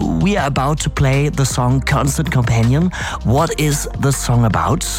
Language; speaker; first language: English; non-native, fluent; German